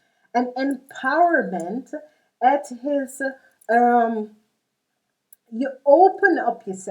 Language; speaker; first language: Dutch; non-native, fluent; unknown